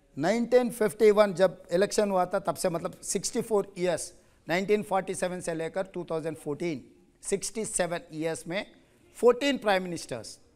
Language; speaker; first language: Hindi; non-native, local second language; Telugu